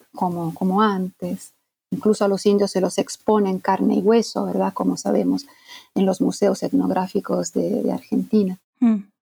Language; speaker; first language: Spanish; non-native, fluent; Italian